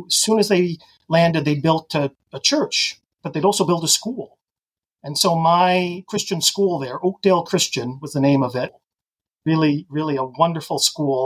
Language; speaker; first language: English; native; English